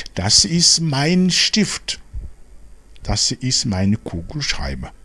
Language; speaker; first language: German; non-native, fluent; Rundi